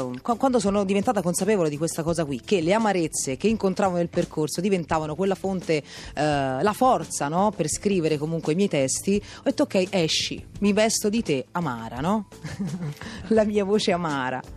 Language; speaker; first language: Italian; native; Italian